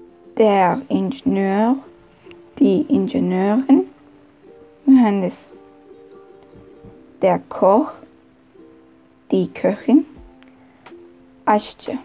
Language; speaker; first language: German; non-native, fluent; Turkish